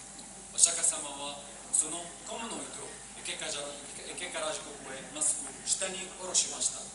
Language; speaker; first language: Japanese; non-native, learner; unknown